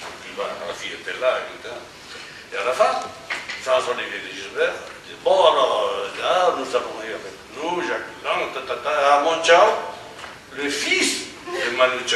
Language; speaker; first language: French; non-native, fluent; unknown